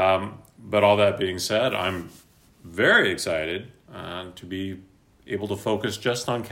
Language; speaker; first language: English; native; English